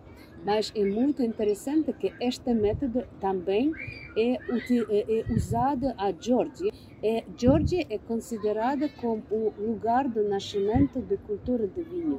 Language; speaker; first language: Portuguese; non-native, learner; English